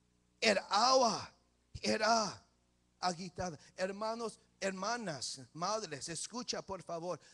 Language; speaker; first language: Spanish; early bilingual, heritage; English